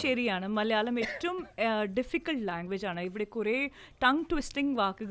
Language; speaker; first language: Malayalam; non-native, local second language; Hindi